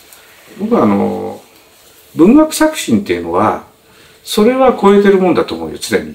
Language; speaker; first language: Japanese; native; Japanese